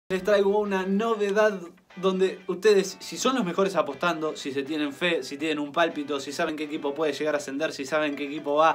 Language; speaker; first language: Spanish; native; Spanish